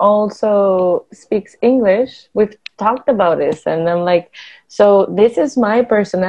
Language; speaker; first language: English; non-native, fluent; Spanish